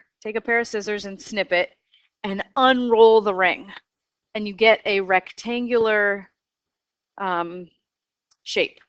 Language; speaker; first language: English; native; English